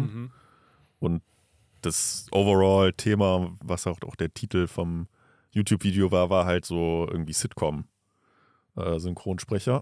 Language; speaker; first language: German; native; German